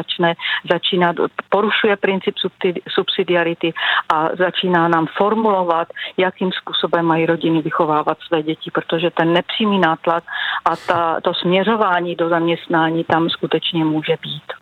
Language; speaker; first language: Czech; native; Czech